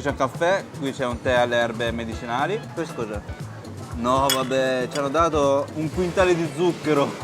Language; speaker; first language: Italian; early bilingual, other home language; Chinese